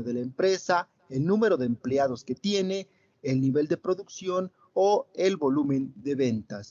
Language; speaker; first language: Spanish; native; Spanish